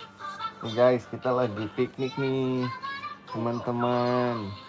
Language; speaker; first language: Indonesian; native; Indonesian